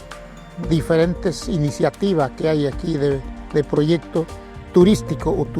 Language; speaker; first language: Spanish; non-native, local second language; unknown